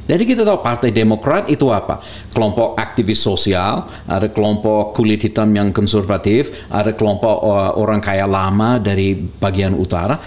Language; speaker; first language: Indonesian; non-native, fluent; English